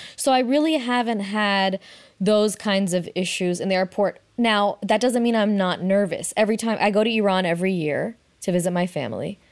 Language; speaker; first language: English; native; English